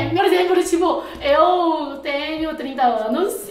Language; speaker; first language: Portuguese; non-native, fluent; Chinese